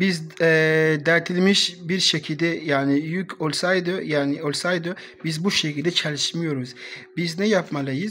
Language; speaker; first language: Turkish; non-native, learner; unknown